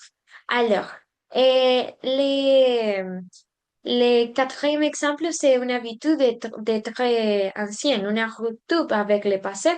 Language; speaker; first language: French; non-native, learner; Spanish